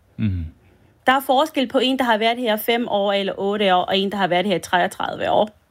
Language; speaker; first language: Danish; early bilingual, other home language; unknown